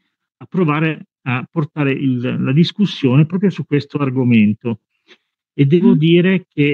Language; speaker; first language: Italian; native; Italian